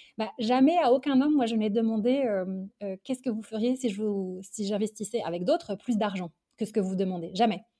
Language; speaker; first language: French; early bilingual, other home language; Arabic